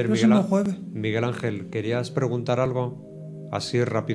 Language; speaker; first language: Spanish; native; Spanish